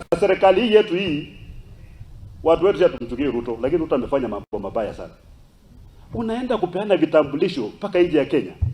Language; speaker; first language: Swahili; non-native, local second language; Luyia